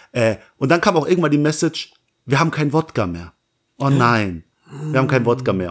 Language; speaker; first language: German; native; German